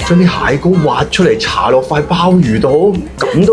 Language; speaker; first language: Cantonese; native; Cantonese